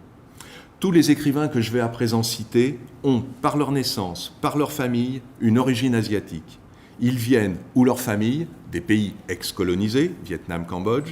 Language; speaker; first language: French; native; French